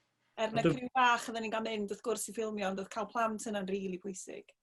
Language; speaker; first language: Welsh; native; Welsh